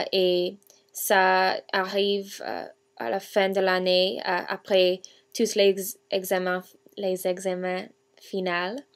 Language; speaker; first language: French; non-native, learner; English